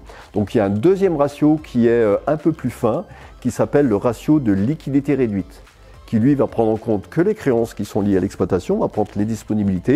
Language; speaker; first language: French; native; French